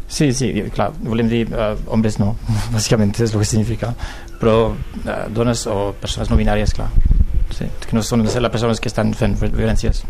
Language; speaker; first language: Catalan; non-native, local second language; Spanish